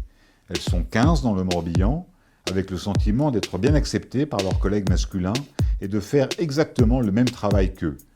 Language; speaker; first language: French; native; French